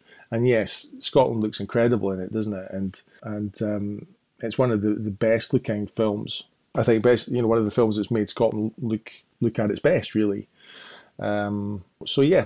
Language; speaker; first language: English; native; English